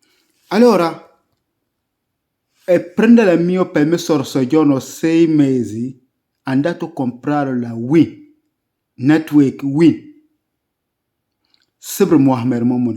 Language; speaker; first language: Italian; non-native, learner; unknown